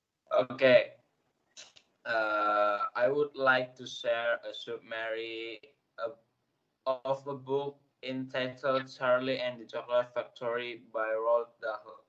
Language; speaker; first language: English; non-native, learner; Indonesian